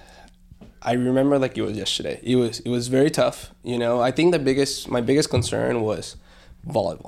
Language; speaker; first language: English; non-native, fluent; Spanish